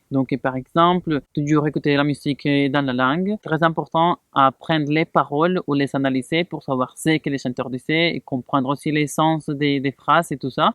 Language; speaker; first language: French; non-native, fluent; Spanish